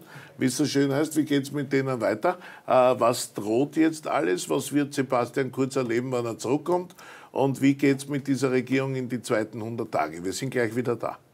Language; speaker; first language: German; native; German